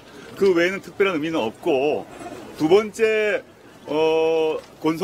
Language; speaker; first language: Korean; native; Korean